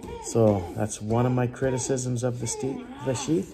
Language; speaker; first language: English; native; English